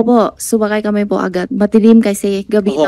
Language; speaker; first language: Filipino; non-native, learner; Chinese